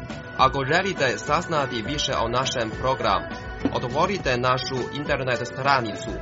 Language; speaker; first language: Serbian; non-native, fluent; Chinese